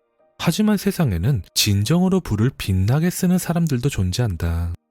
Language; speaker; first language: Korean; native; Korean